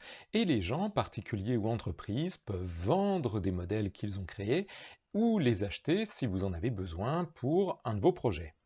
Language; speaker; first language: French; native; French